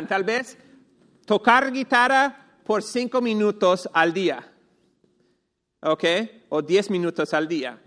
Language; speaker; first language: Spanish; non-native, fluent; English